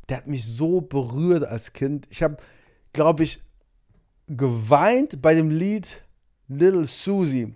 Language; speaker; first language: German; early bilingual, other home language; Portuguese